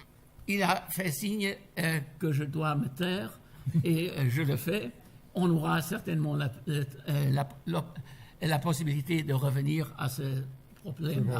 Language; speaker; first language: French; non-native, fluent; German